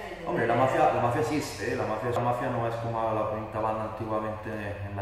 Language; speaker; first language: Spanish; non-native, fluent; Italian